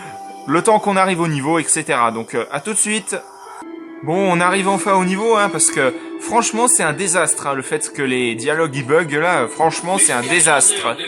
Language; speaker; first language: French; native; French